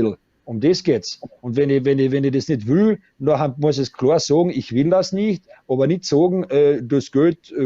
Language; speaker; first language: German; native; German